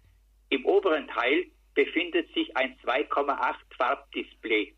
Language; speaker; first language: German; native; German